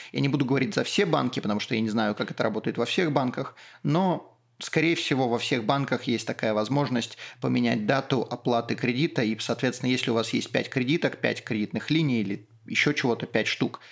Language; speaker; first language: Russian; native; Russian